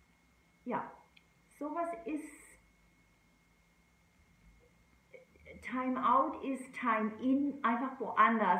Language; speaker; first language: German; non-native, fluent; English